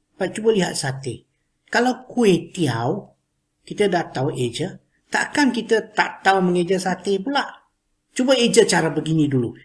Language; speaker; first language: Malay; non-native, local second language; Chinese